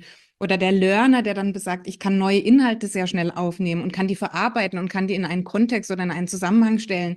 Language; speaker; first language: German; native; German